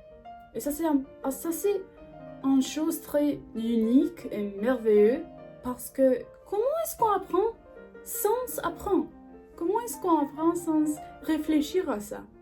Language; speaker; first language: French; non-native, learner; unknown